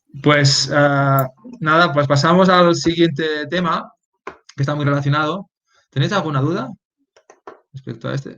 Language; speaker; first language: Spanish; native; Spanish